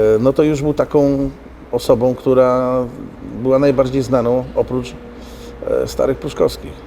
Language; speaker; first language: Polish; native; Polish